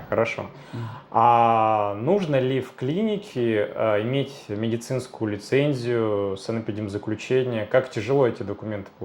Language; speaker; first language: Russian; native; Russian